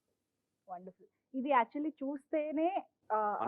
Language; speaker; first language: Telugu; native; Telugu